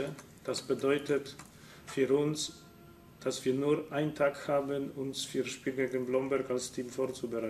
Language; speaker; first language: German; non-native, fluent; Polish